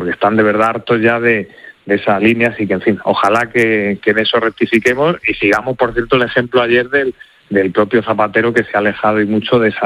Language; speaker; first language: Spanish; native; Spanish